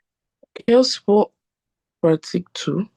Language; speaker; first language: French; non-native, learner; English